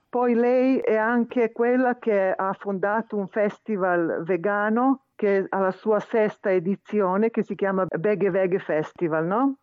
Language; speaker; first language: Italian; non-native, fluent; Serbian